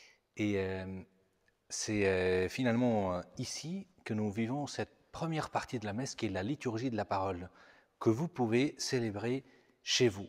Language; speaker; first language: French; non-native, fluent; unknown